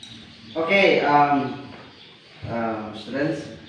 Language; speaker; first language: English; non-native, learner; Indonesian